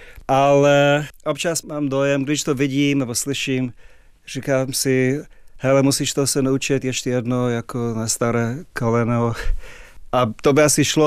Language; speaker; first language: Czech; non-native, fluent; English